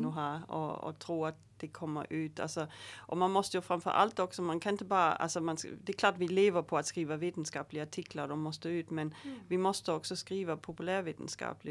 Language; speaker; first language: Swedish; native; Swedish